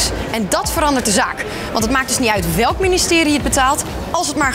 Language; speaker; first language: Dutch; native; Dutch